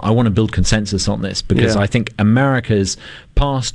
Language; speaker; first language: English; native; English